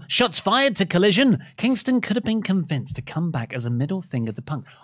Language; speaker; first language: English; native; English